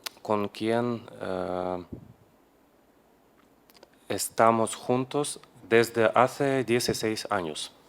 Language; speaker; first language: Spanish; non-native, learner; Russian